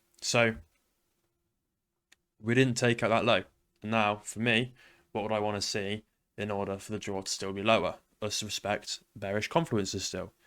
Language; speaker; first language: English; native; English